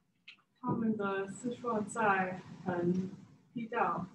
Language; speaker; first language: Chinese; non-native, learner; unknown